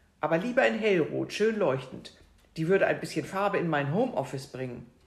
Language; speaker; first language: German; native; German